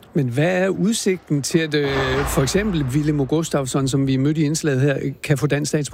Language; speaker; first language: Danish; native; Danish